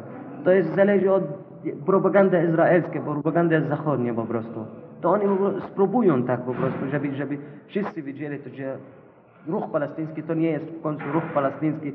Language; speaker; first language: Polish; non-native, learner; Arabic